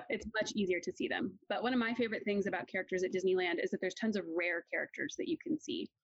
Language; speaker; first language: English; native; English